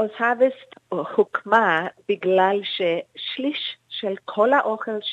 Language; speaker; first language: Hebrew; non-native, fluent; English